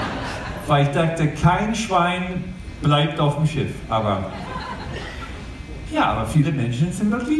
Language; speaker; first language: German; non-native, fluent; English